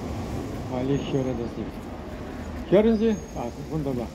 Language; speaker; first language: German; non-native, learner; Russian